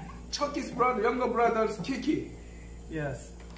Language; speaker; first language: English; non-native, learner; Korean